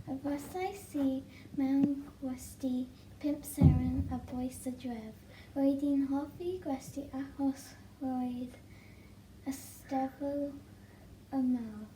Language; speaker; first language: Welsh; non-native, local second language; English